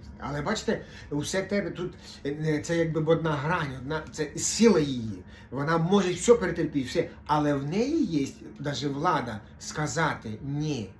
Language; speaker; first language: Ukrainian; non-native, local second language; Russian